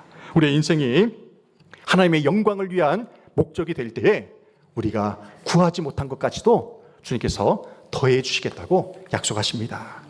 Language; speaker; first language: Korean; native; Korean